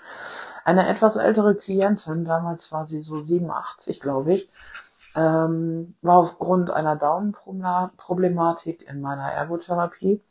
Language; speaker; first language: German; native; German